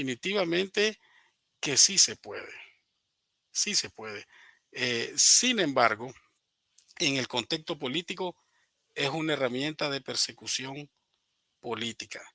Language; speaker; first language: Spanish; native; Spanish